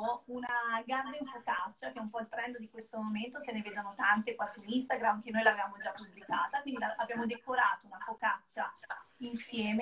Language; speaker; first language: Italian; native; Italian